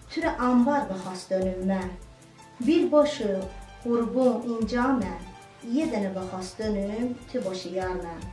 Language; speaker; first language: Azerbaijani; non-native, local second language; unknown